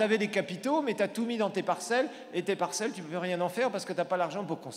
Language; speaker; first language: French; native; French